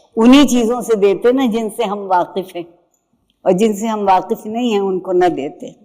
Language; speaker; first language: Urdu; native; Urdu